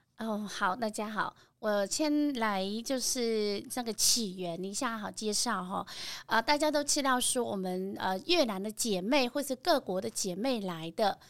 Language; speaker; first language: Chinese; non-native, fluent; Vietnamese